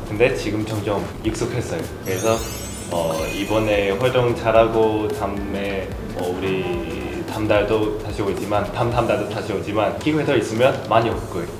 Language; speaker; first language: Korean; non-native, fluent; Cantonese